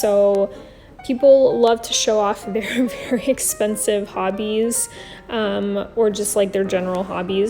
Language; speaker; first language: English; native; English